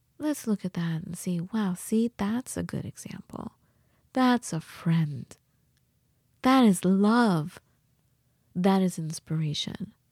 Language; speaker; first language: English; early bilingual, other home language; Persian